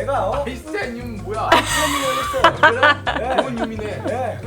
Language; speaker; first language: Korean; native; Korean